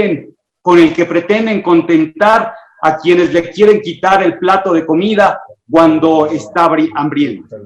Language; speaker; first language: Spanish; native; Spanish